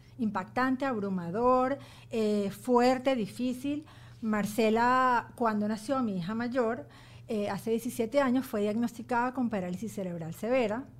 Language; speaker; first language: Spanish; native; Spanish